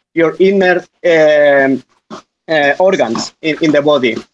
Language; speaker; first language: English; non-native, fluent; Spanish